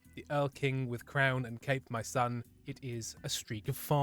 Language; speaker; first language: English; native; English